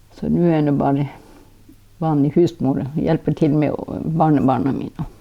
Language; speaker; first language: Norwegian; non-native, local second language; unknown